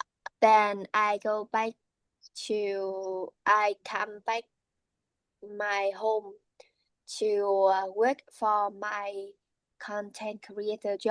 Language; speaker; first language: English; non-native, learner; Vietnamese